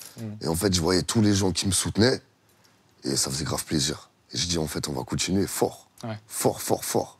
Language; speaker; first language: French; early bilingual, other home language; Russian